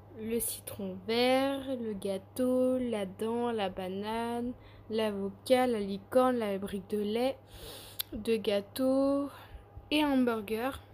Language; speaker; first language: French; native; French